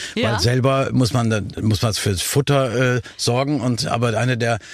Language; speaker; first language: German; native; German